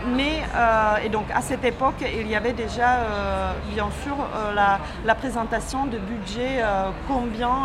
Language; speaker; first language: French; non-native, fluent; Czech